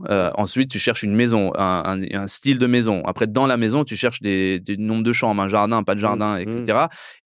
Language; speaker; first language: French; early bilingual, other home language; Persian